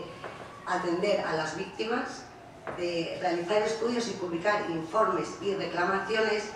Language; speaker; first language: Spanish; native; Spanish